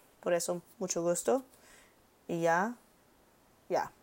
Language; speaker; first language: Spanish; early bilingual, heritage; English